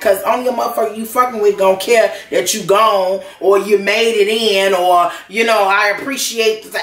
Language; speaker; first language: English; native; English